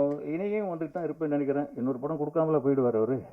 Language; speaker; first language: Tamil; native; Tamil